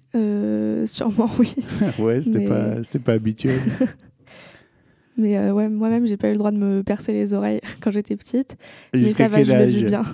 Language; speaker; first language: French; native; French